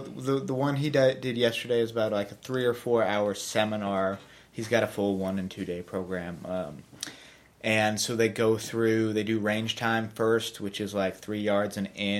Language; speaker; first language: English; native; English